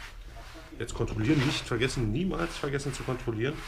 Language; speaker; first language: German; native; German